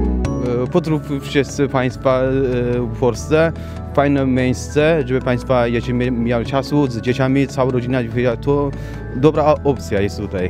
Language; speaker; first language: Polish; non-native, learner; Chinese